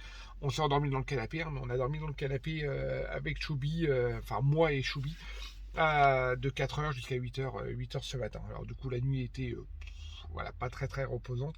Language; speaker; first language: French; native; French